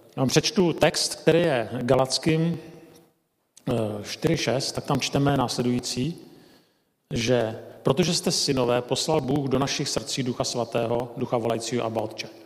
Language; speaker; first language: Czech; native; Czech